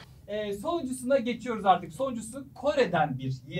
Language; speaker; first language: Turkish; native; Turkish